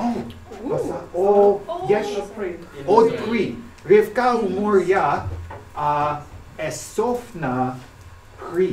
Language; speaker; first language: Hebrew; non-native, learner; English